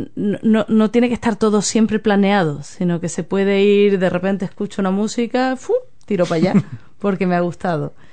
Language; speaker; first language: Spanish; native; Spanish